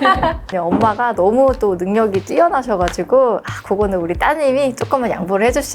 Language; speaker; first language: Korean; native; Korean